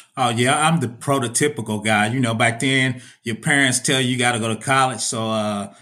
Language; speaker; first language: English; native; English